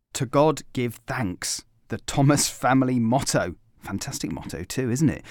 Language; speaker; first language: English; native; English